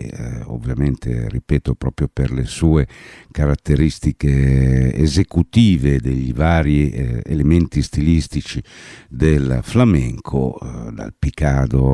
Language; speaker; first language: Italian; native; Italian